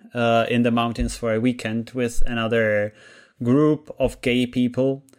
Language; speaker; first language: English; non-native, fluent; Czech